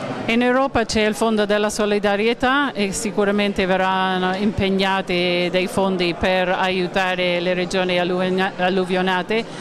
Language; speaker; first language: Italian; native; Italian